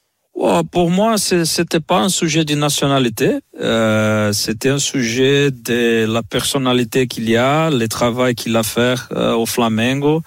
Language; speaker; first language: French; non-native, fluent; Portuguese